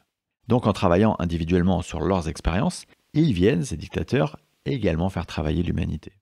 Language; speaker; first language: French; native; French